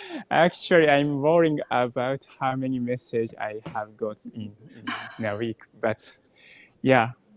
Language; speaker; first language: English; non-native, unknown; Japanese